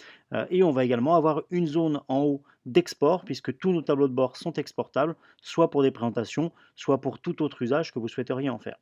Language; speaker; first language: French; native; French